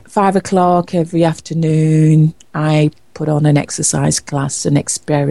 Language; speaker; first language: English; native; English